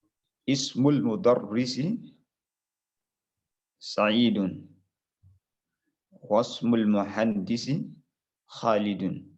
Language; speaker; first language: Arabic; non-native, learner; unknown